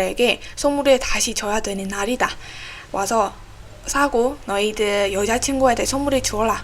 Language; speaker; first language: Korean; non-native, fluent; Burmese